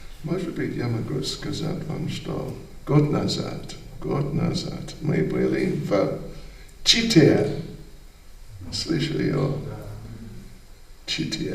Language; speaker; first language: Russian; non-native, learner; English